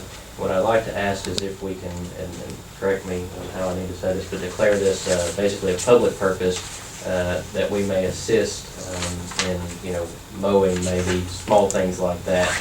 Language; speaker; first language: English; native; English